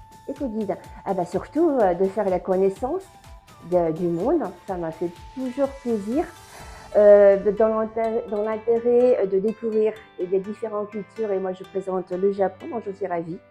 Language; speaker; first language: French; non-native, fluent; Japanese